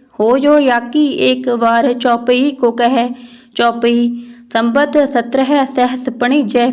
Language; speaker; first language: Hindi; non-native, local second language; Punjabi